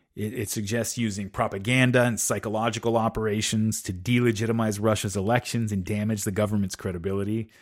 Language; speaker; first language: English; native; English